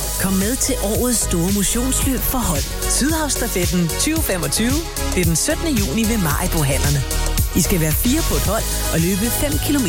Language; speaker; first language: Danish; native; Danish